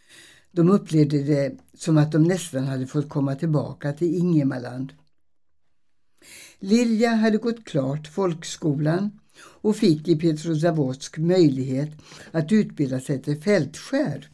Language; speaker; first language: Swedish; early bilingual, other home language; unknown